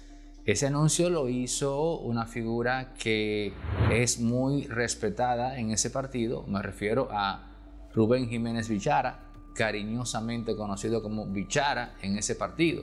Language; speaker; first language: Spanish; native; Spanish